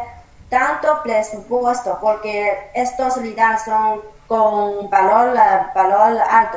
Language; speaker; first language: Spanish; non-native, learner; Chinese